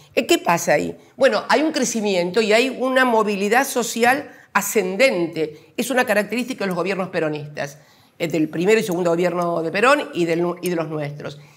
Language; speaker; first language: Spanish; native; Spanish